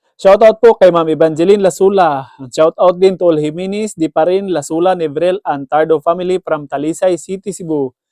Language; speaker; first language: Filipino; non-native, local second language; Cebuano